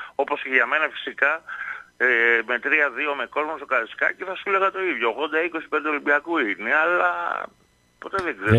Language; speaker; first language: Greek; native; Greek